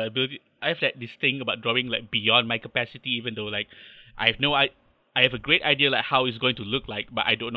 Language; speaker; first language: English; non-native, local second language; Malay